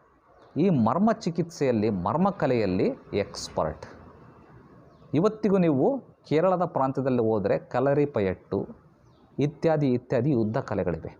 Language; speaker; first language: Kannada; native; Kannada